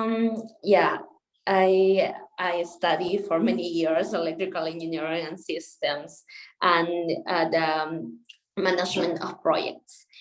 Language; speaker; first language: English; non-native, local second language; Spanish